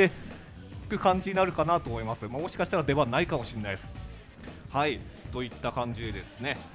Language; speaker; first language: Japanese; native; Japanese